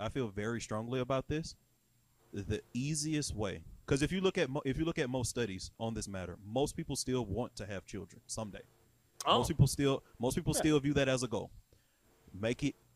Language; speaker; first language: English; native; English